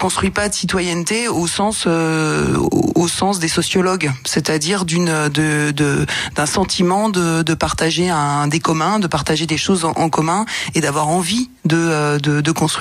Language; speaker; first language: French; native; French